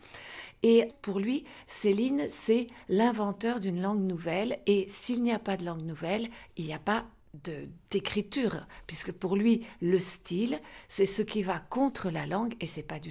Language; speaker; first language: French; native; French